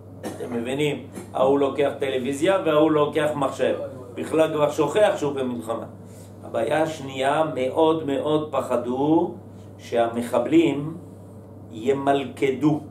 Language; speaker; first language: Hebrew; native; Hebrew